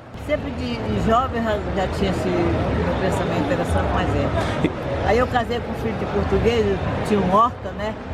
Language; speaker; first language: Portuguese; native; Portuguese